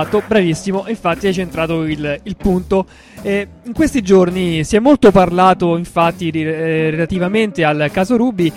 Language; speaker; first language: Italian; native; Italian